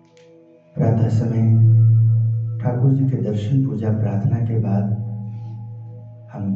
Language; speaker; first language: Hindi; native; Hindi